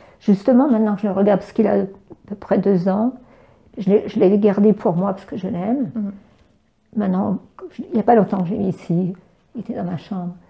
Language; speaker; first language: French; native; French